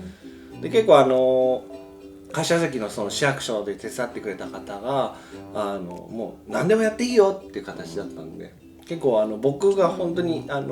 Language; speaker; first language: Japanese; native; Japanese